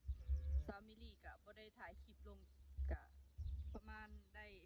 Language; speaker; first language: Thai; non-native, local second language; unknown